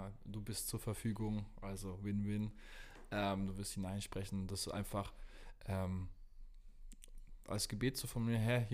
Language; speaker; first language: German; native; German